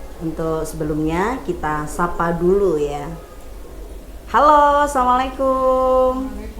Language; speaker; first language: Indonesian; native; Indonesian